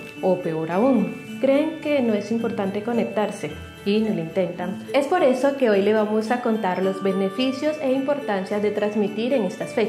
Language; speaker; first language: Spanish; native; Spanish